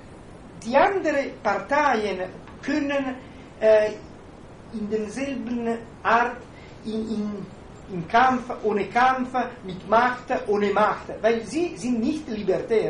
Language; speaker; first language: German; non-native, fluent; Italian